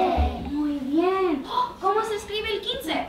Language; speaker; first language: Spanish; early bilingual, heritage; Spanish